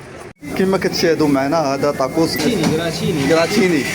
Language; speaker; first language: Arabic; native; Arabic